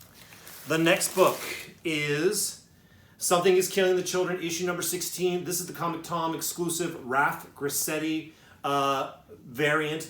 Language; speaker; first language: English; native; English